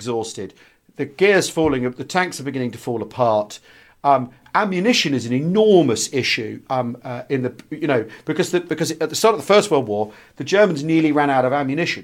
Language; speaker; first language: English; native; English